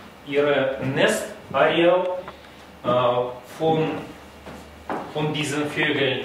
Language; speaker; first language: German; non-native, learner; Russian